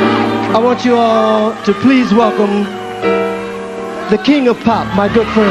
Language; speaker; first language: English; native; English